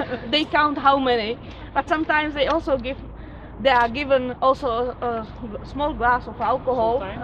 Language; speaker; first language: English; non-native, fluent; Czech